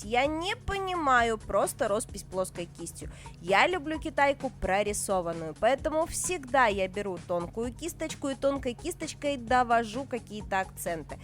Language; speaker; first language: Russian; native; Russian